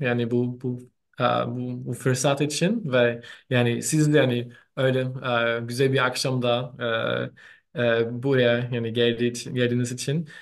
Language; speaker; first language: Turkish; non-native, learner; German